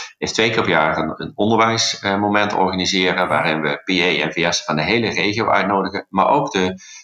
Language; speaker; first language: Dutch; non-native, local second language; Limburgish